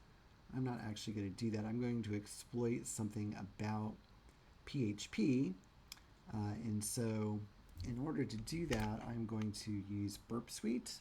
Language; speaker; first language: English; native; English